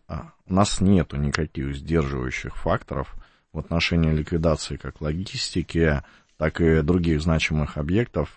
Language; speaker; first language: Russian; native; Russian